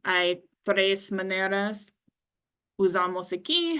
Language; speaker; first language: Spanish; non-native, learner; English